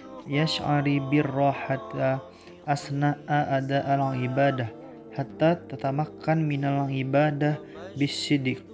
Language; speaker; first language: Arabic; non-native, learner; Indonesian